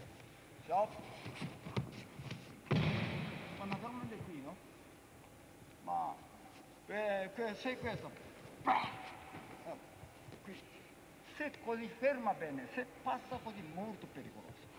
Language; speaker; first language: Italian; non-native, learner; Japanese